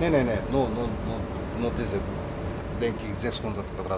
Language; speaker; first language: German; non-native, learner; Bulgarian